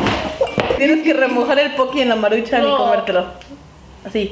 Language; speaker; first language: Spanish; native; Spanish